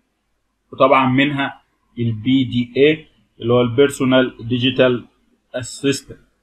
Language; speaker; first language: Arabic; native; Arabic